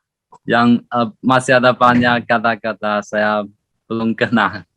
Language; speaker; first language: Indonesian; non-native, learner; Chinese